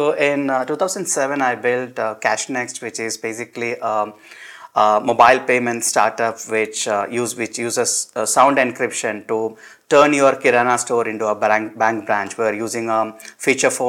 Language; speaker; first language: English; non-native, local second language; Malayalam